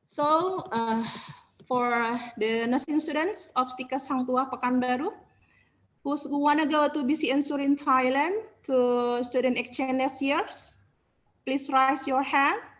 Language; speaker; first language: English; non-native, learner; Indonesian